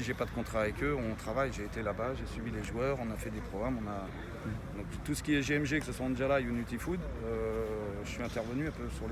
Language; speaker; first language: French; native; French